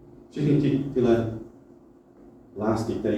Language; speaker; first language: Czech; non-native, fluent; English